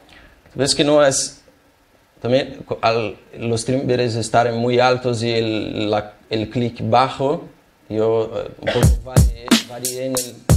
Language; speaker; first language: Spanish; non-native, fluent; Portuguese